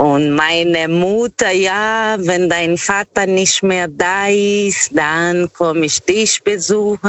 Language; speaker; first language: German; non-native, fluent; Portuguese